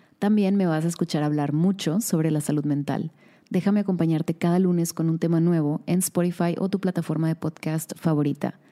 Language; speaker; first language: Spanish; native; Spanish